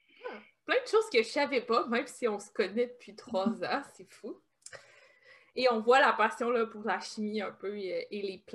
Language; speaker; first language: French; native; French